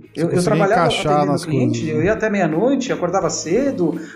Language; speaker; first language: Portuguese; non-native, local second language; Italian